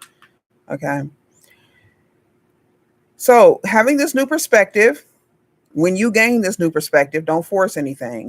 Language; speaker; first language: English; native; English